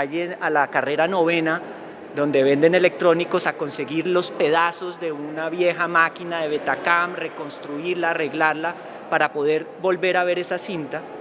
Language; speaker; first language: Spanish; native; Spanish